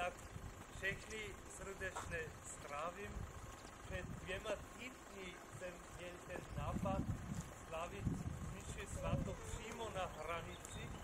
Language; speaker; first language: Czech; non-native, fluent; German